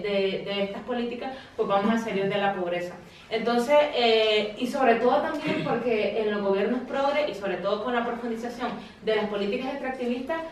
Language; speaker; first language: Spanish; native; Spanish